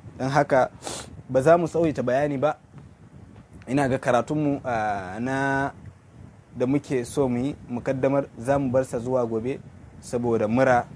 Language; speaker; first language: Hausa; non-native, local second language; Kanuri